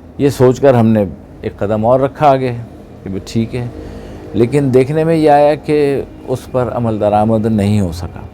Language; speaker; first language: Urdu; native; Urdu